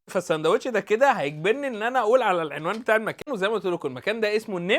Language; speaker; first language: Arabic; native; Arabic